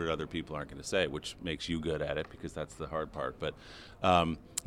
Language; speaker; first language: English; native; English